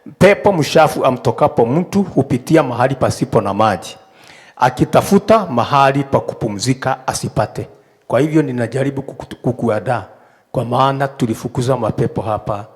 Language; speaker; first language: Swahili; non-native, local second language; Kikuyu